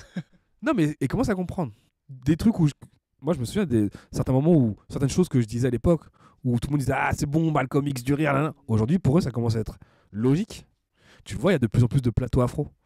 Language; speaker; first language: French; native; French